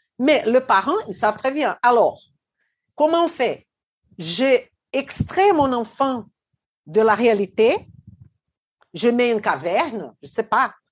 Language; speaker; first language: French; non-native, fluent; Portuguese